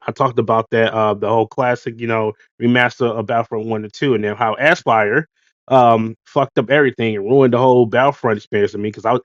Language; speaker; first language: English; native; English